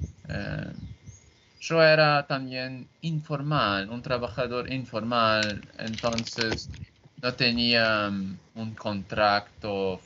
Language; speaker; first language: Spanish; non-native, learner; Portuguese